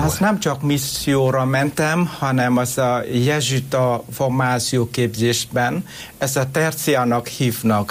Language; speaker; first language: Hungarian; non-native, learner; Vietnamese